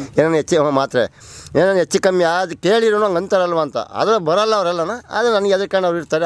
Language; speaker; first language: Kannada; native; Kannada